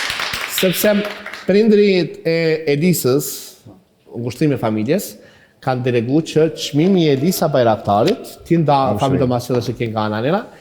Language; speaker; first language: Albanian; native; Albanian